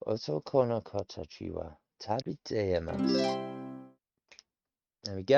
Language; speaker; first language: Japanese; non-native, learner; English